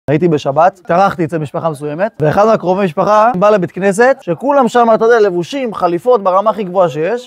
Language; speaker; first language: Hebrew; native; Hebrew